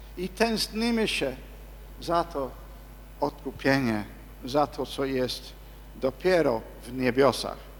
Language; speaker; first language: Polish; non-native, fluent; English